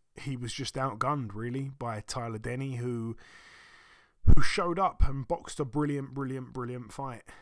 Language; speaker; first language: English; native; English